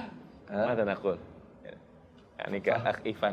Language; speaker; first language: Arabic; non-native, fluent; Indonesian